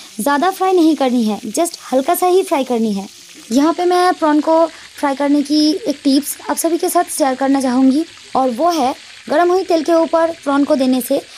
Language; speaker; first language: Hindi; non-native, local second language; Bangla